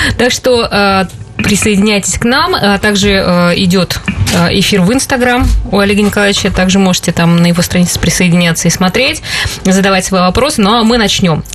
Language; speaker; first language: Russian; native; Russian